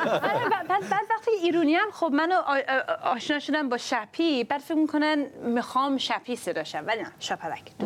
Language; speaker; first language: Persian; early bilingual, other home language; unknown